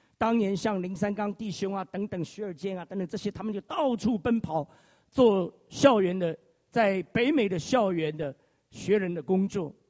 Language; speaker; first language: Chinese; native; Chinese